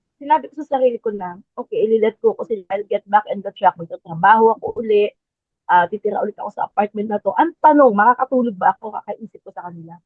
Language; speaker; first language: Filipino; native; Filipino